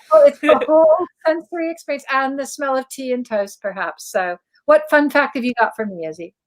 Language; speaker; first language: English; native; English